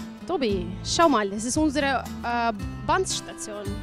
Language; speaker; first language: German; non-native, learner; Russian